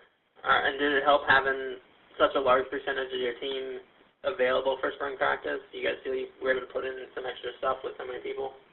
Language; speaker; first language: English; native; English